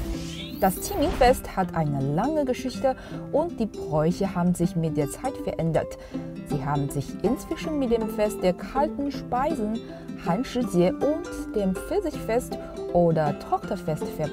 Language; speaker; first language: German; non-native, fluent; Chinese